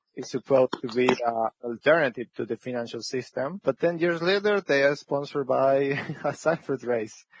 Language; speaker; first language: English; non-native, fluent; French